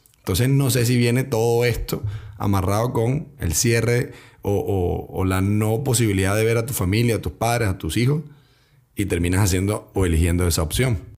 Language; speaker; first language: Spanish; native; Spanish